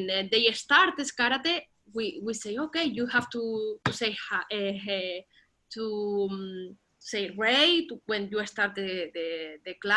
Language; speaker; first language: English; non-native, learner; Spanish